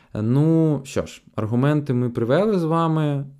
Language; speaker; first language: Ukrainian; non-native, local second language; Russian